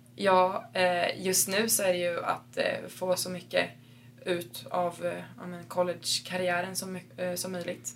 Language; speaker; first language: Swedish; native; Swedish